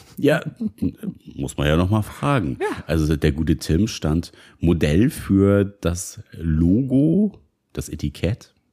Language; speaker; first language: German; native; German